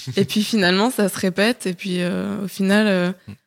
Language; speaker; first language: French; native; French